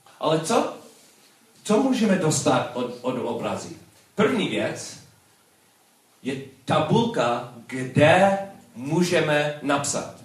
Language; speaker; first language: Czech; non-native, learner; English